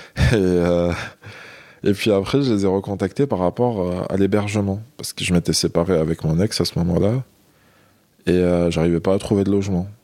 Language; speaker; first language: French; non-native, local second language; Arabic